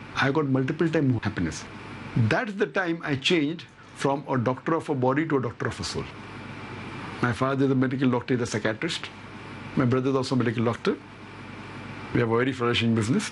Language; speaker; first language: English; non-native, local second language; Urdu